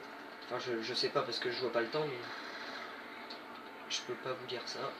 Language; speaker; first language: French; native; French